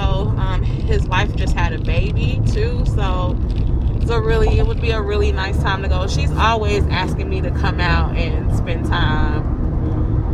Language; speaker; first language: English; native; English